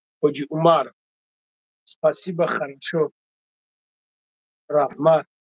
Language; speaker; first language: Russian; non-native, local second language; Tajik